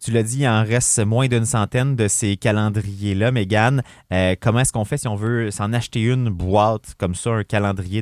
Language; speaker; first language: French; native; French